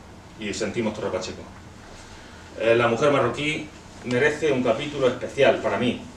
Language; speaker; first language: Spanish; native; Spanish